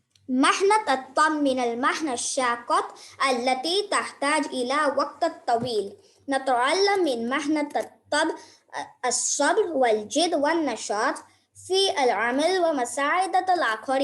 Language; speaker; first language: Arabic; non-native, learner; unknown